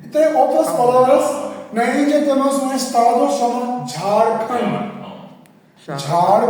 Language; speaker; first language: Portuguese; non-native, fluent; Hindi